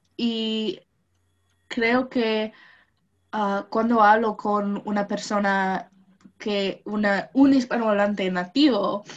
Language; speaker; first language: Spanish; non-native, fluent; English